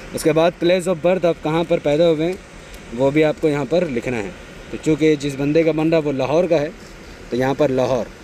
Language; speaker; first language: Hindi; native; Hindi